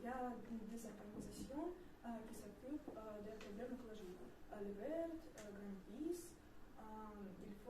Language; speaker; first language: French; non-native, learner; Russian